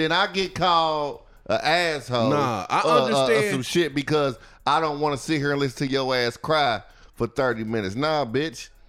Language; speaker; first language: English; native; English